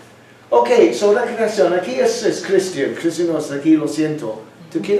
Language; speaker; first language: Spanish; non-native, learner; English